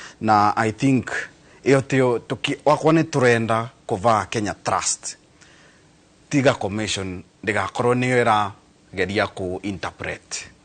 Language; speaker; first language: Kikuyu; non-native, local second language; Embu